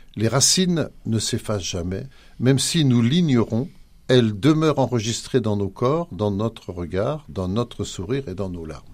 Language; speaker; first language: French; native; French